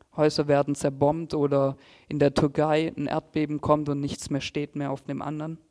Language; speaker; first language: German; native; German